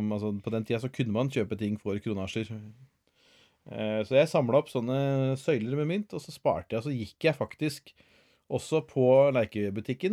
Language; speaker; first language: Norwegian; native; Norwegian